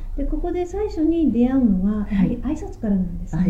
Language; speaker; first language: Japanese; native; Japanese